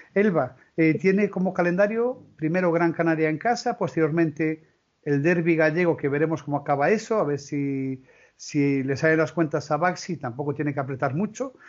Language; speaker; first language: Spanish; non-native, local second language; Galician